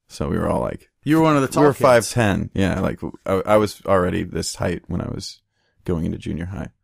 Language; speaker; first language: English; native; English